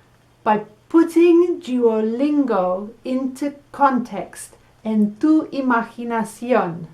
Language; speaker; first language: Spanish; non-native, fluent; English